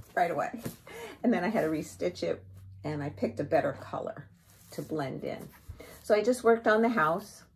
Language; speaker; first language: English; native; English